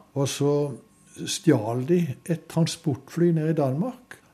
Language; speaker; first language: Norwegian; native; Norwegian